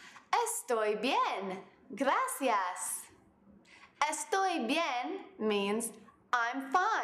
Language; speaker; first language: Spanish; non-native, fluent; English